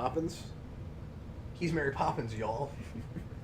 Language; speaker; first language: English; native; English